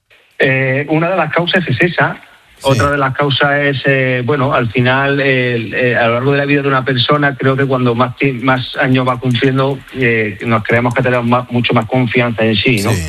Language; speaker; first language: Spanish; native; Spanish